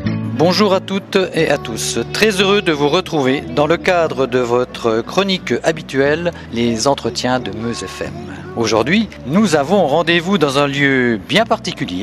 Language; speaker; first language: French; native; French